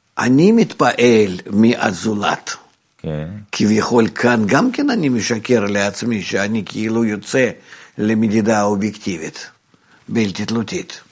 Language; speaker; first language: Hebrew; non-native, fluent; Russian